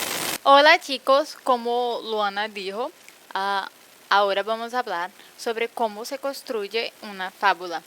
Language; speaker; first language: Spanish; non-native, fluent; Portuguese